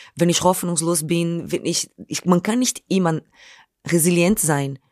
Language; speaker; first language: German; non-native, fluent; Portuguese